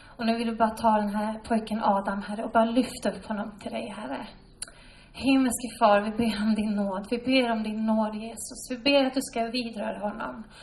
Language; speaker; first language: Swedish; native; Swedish